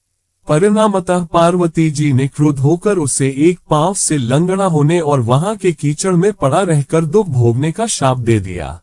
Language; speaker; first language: Hindi; native; Hindi